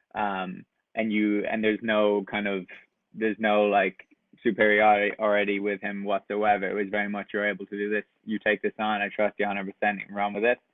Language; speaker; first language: English; native; English